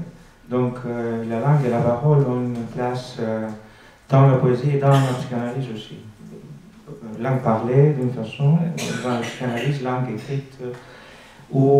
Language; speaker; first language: French; non-native, fluent; Greek